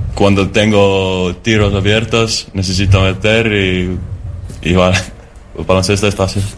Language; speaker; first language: Spanish; non-native, learner; Estonian